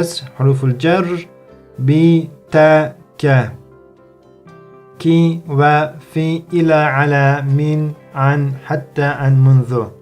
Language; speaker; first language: Arabic; non-native, fluent; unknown